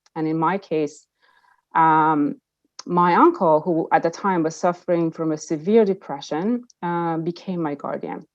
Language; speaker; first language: English; non-native, fluent; Persian